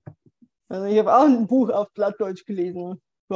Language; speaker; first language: German; non-native, fluent; Bulgarian